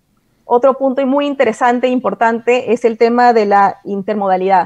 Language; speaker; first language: Spanish; native; Spanish